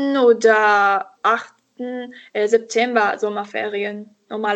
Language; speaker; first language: German; non-native, learner; Italian